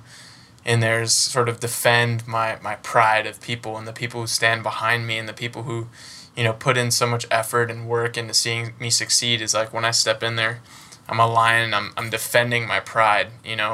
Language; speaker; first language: English; native; English